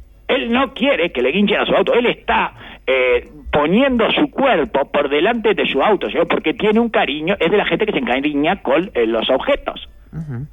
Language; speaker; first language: Spanish; native; Spanish